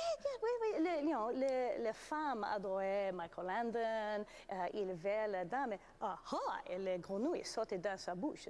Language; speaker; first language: French; non-native, learner; English